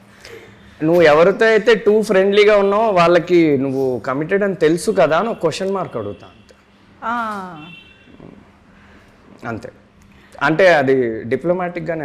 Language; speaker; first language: Telugu; native; Telugu